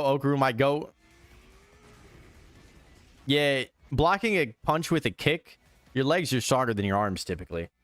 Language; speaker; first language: English; native; English